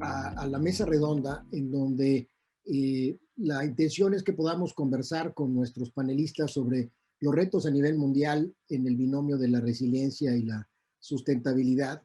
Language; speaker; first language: Spanish; native; Spanish